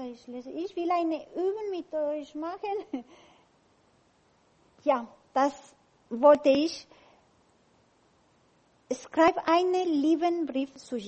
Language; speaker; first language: German; non-native, learner; Spanish